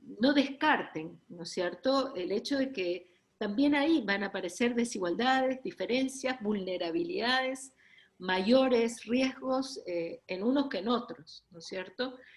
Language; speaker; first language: Spanish; native; Spanish